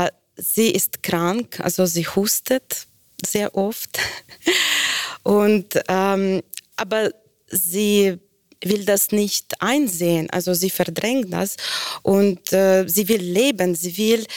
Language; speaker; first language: German; non-native, fluent; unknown